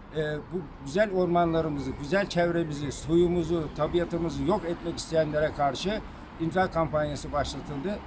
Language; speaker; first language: Turkish; native; Turkish